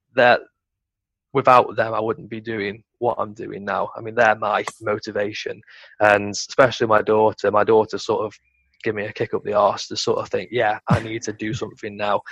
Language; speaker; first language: English; native; English